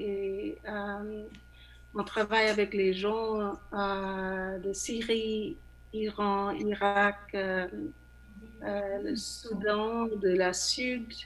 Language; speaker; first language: French; non-native, learner; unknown